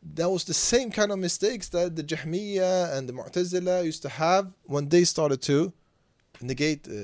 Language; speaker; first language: English; non-native, fluent; Swedish